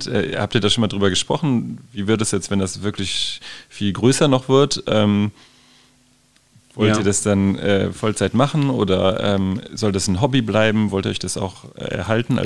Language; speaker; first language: German; native; German